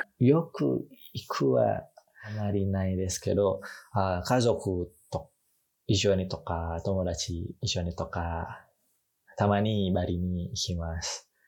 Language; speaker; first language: Japanese; non-native, learner; Indonesian